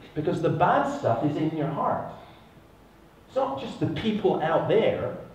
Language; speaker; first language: English; native; English